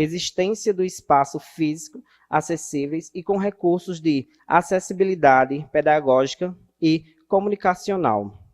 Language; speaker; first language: Portuguese; native; Portuguese